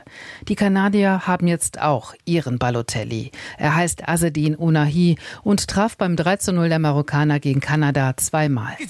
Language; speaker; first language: German; native; German